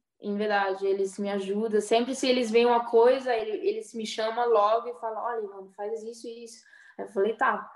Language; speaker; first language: Portuguese; early bilingual, heritage; Portuguese